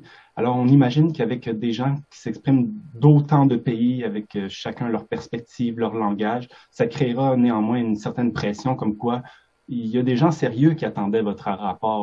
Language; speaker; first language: French; native; French